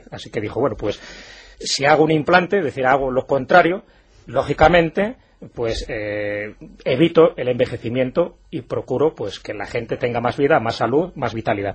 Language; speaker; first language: Spanish; native; Spanish